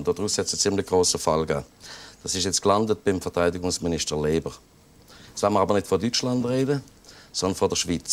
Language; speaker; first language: German; native; German